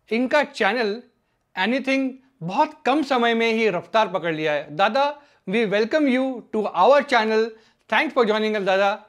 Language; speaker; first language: Hindi; native; Hindi